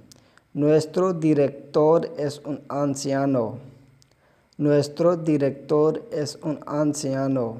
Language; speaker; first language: Spanish; non-native, fluent; Urdu